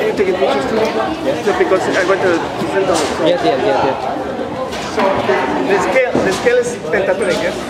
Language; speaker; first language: English; non-native, fluent; Spanish